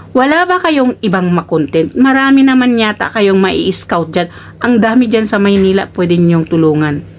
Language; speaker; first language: Filipino; non-native, local second language; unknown